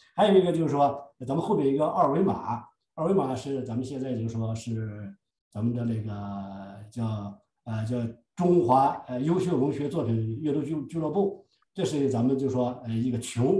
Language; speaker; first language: Chinese; native; Chinese